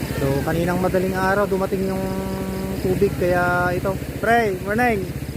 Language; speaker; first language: Filipino; non-native, local second language; Iloko